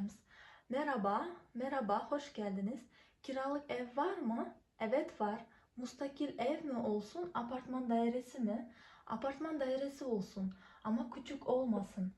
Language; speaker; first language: Turkish; non-native, fluent; Kazakh